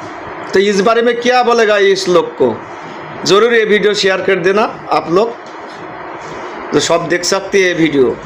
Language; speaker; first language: Hindi; non-native, local second language; Bangla